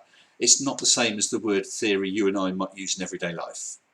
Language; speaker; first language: English; native; English